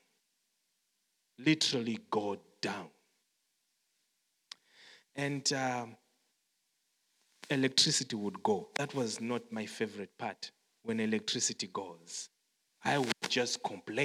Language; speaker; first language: English; non-native, local second language; Shona